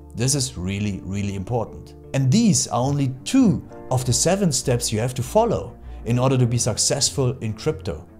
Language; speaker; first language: English; non-native, fluent; German